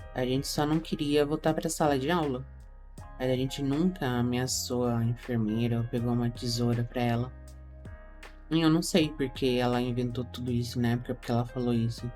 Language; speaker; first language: Portuguese; native; Portuguese